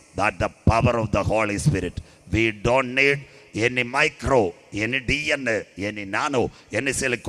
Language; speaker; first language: English; non-native, local second language; Malayalam